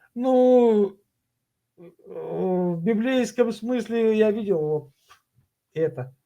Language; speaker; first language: Russian; native; Russian